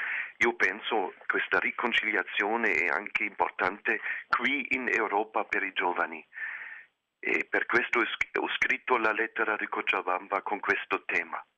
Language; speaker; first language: Italian; non-native, fluent; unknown